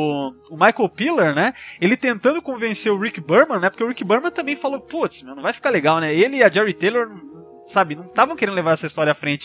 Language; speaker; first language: Portuguese; native; Portuguese